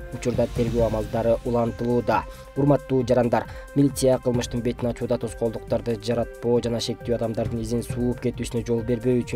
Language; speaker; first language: Kyrgyz; native; Kyrgyz